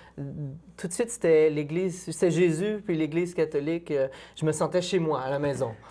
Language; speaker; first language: French; native; French